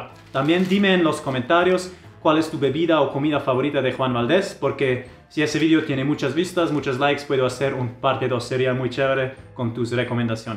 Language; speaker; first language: Spanish; non-native, fluent; German